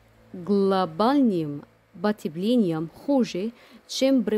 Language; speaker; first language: Russian; non-native, fluent; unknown